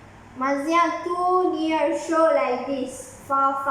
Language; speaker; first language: English; non-native, learner; Malay